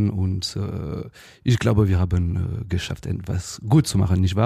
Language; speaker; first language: German; non-native, fluent; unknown